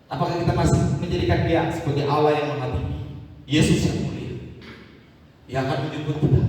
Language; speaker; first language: Indonesian; native; Indonesian